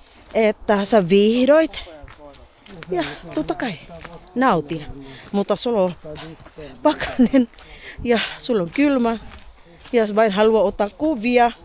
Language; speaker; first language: Finnish; non-native, learner; Filipino